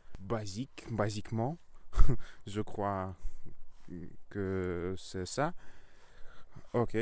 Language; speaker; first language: French; non-native, learner; Russian